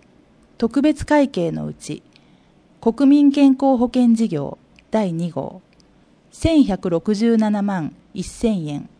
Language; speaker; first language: Japanese; native; Japanese